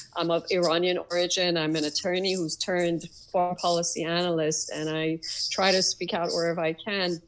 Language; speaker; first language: English; early bilingual, other home language; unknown